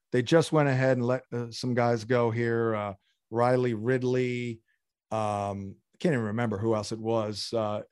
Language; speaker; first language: English; native; English